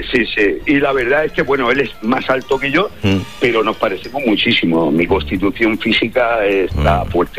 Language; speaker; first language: Spanish; native; Spanish